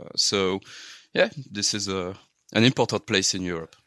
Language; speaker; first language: English; non-native, learner; French